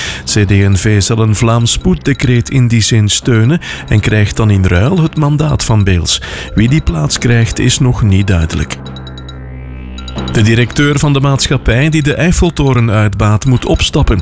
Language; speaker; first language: Dutch; native; Dutch